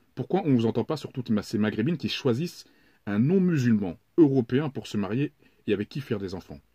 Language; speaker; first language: French; native; French